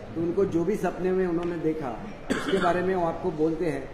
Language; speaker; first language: Hindi; non-native, local second language; Marathi